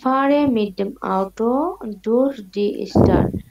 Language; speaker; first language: German; non-native, learner; Bangla